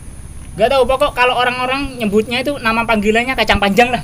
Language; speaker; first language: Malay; non-native, local second language; Javanese